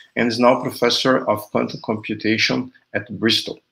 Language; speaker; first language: English; non-native, fluent; Portuguese